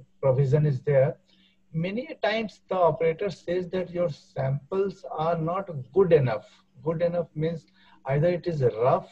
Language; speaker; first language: English; non-native, learner; Russian